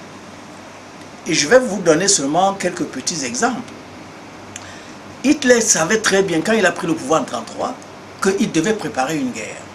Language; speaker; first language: French; non-native, local second language; Duala